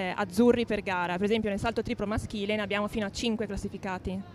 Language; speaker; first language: Italian; native; Italian